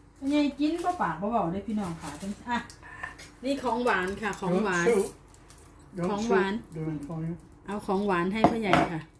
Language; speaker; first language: Thai; native; Thai